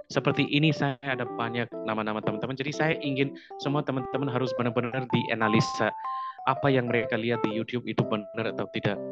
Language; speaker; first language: Indonesian; non-native, fluent; Hindi